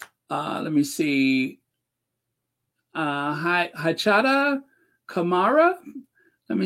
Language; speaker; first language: English; native; English